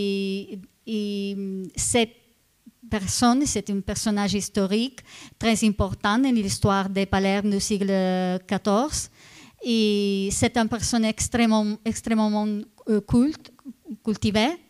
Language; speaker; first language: French; non-native, fluent; Italian